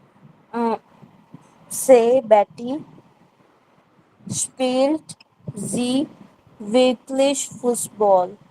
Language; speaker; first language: German; non-native, learner; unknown